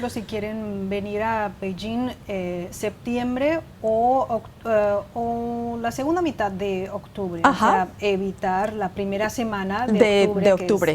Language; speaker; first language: Spanish; non-native, fluent; Chinese